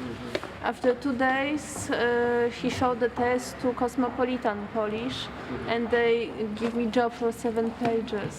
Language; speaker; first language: English; non-native, learner; Polish